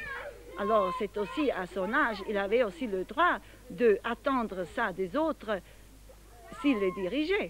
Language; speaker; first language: French; non-native, fluent; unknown